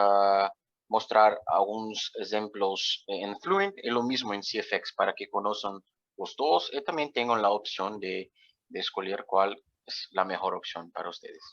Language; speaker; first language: Spanish; non-native, fluent; Portuguese